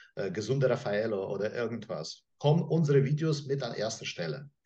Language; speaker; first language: German; non-native, fluent; Russian